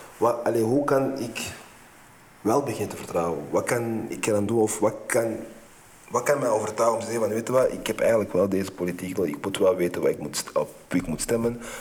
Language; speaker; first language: Dutch; non-native, fluent; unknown